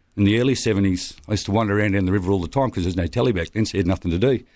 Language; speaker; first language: English; native; English